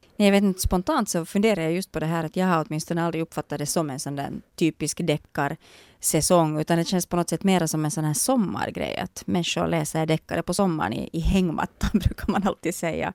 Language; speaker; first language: Swedish; native; Swedish